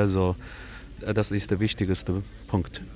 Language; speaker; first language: German; non-native, learner; Chinese